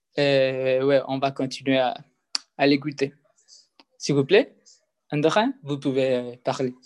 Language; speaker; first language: French; non-native, learner; Spanish